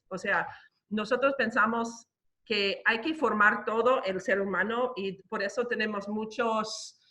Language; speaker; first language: Spanish; non-native, fluent; English